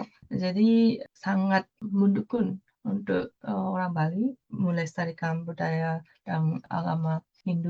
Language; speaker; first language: Indonesian; non-native, fluent; Japanese